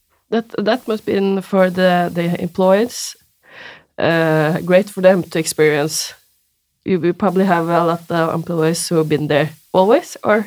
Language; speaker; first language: English; non-native, learner; Norwegian